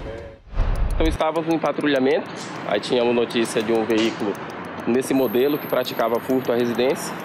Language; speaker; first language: Portuguese; native; Portuguese